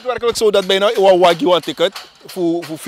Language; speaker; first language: Dutch; native; Dutch